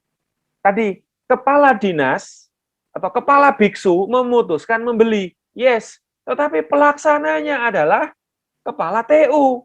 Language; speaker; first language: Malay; non-native, local second language; Javanese